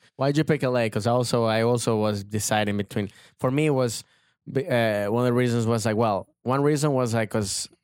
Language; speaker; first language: English; early bilingual, other home language; Spanish